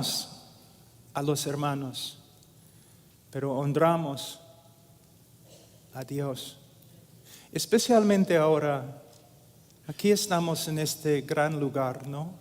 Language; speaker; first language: Spanish; non-native, fluent; English